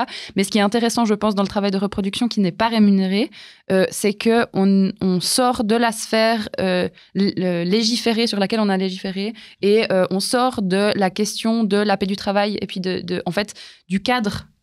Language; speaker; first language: French; native; French